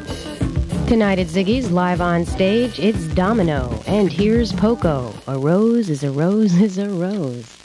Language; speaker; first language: English; native; English